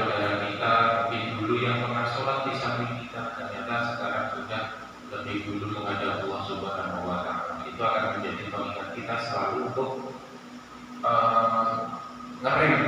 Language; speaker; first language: Indonesian; non-native, local second language; Javanese